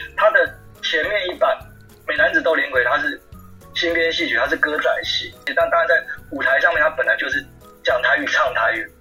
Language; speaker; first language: Chinese; non-native, local second language; Min Nan Chinese